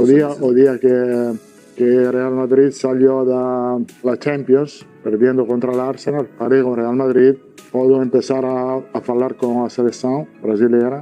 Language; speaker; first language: Portuguese; non-native, learner; Italian